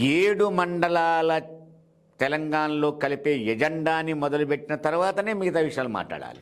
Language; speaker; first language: Telugu; native; Telugu